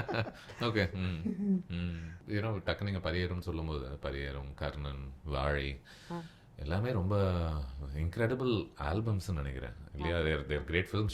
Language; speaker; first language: Tamil; native; Tamil